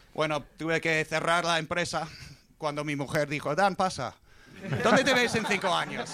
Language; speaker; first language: Spanish; non-native, fluent; English